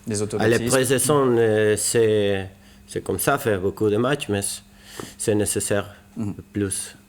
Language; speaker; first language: French; non-native, learner; Spanish